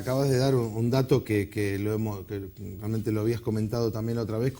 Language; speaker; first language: Spanish; native; Spanish